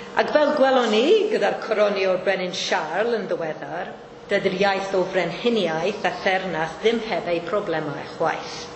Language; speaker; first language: Welsh; non-native, fluent; Maltese